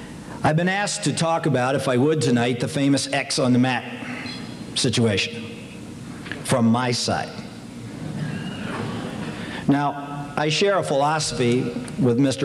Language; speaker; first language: English; native; English